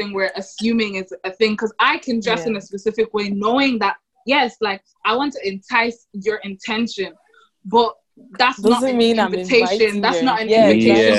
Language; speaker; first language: English; native; English